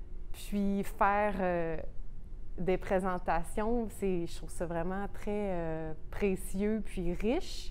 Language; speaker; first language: French; native; French